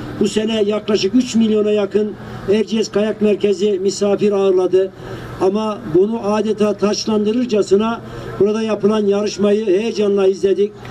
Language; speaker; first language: Turkish; native; Turkish